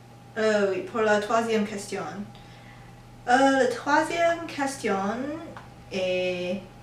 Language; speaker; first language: French; non-native, learner; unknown